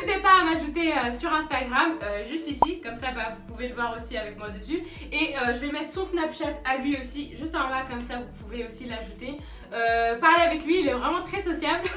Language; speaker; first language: French; native; French